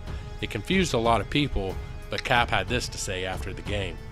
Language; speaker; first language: English; native; English